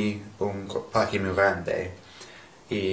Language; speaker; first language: Spanish; non-native, learner; English